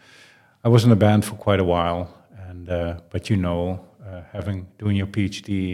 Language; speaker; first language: English; non-native, fluent; Dutch